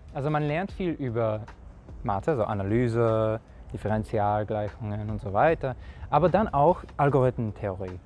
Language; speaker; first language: German; non-native, fluent; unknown